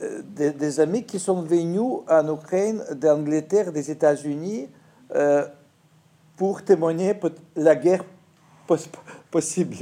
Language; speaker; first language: French; non-native, fluent; Russian